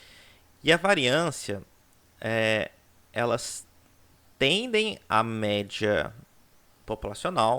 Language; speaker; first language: Portuguese; native; Portuguese